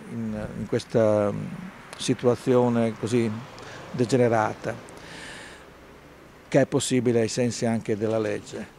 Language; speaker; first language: Italian; native; Italian